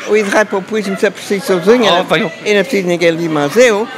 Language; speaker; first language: Portuguese; early bilingual, heritage; English